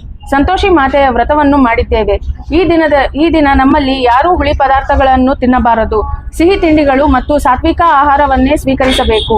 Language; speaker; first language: Kannada; native; Kannada